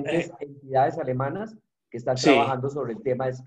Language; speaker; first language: Spanish; native; Spanish